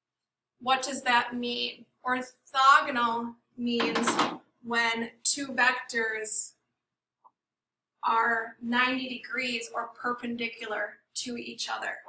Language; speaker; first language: English; native; English